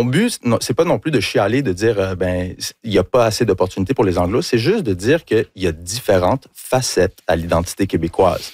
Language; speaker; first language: French; early bilingual, other home language; English